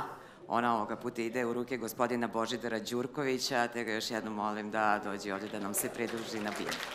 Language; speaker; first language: Serbian; native; Serbian